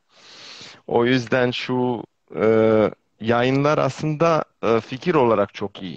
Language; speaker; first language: Turkish; non-native, fluent; Serbian